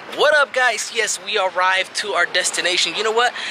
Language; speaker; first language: English; early bilingual, other home language; Spanish